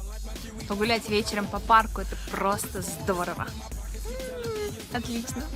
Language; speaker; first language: Russian; native; Russian